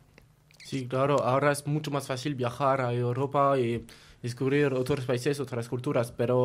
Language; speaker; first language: Spanish; non-native, learner; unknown